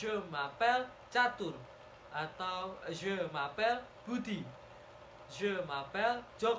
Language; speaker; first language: French; non-native, learner; Indonesian